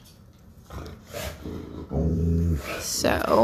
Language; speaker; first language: English; non-native, fluent; Portuguese